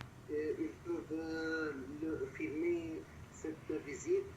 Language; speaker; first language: French; non-native, local second language; Arabic